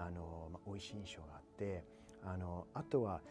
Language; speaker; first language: Japanese; non-native, fluent; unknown